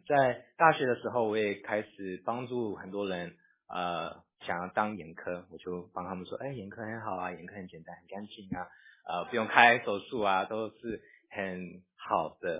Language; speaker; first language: Chinese; early bilingual, heritage; English